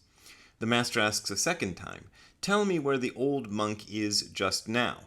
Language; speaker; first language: English; native; English